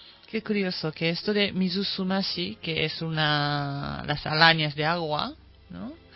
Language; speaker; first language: Spanish; non-native, fluent; Japanese